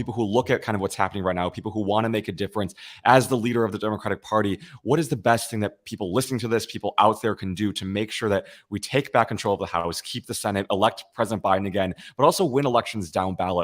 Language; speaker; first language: English; native; English